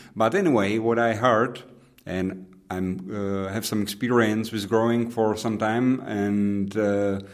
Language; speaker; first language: English; non-native, fluent; Czech